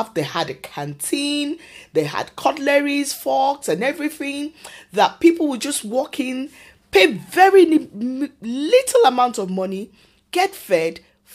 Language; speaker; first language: English; non-native, local second language; Yoruba